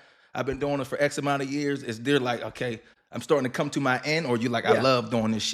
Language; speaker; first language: English; native; English